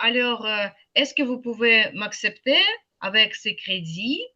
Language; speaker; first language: French; non-native, fluent; Ukrainian